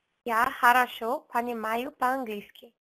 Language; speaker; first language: Russian; non-native, learner; Portuguese